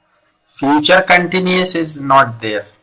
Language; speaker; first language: English; non-native, local second language; Hindi